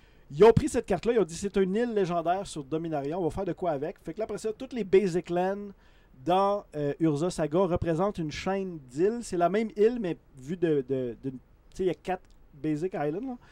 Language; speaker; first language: French; native; French